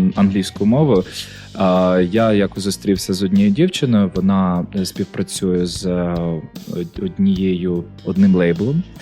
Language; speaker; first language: Ukrainian; native; Ukrainian